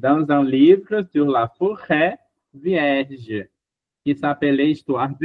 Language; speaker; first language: French; non-native, fluent; Portuguese